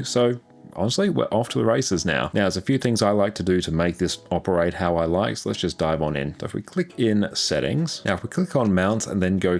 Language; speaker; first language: English; native; English